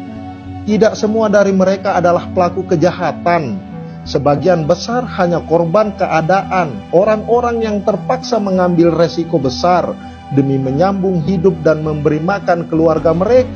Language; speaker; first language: Indonesian; native; Indonesian